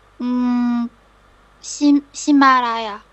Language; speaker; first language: Korean; non-native, learner; Chinese